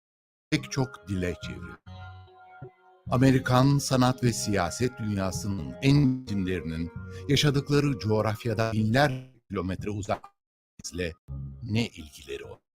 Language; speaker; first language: Turkish; native; Turkish